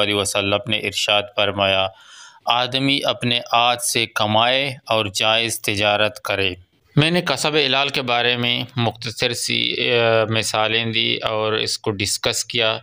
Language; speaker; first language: Urdu; non-native, local second language; Baluchi